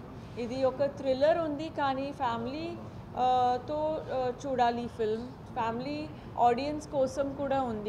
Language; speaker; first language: Telugu; non-native, fluent; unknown